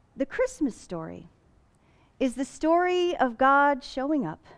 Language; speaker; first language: English; native; English